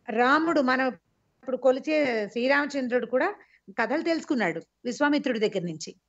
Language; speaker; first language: Telugu; native; Telugu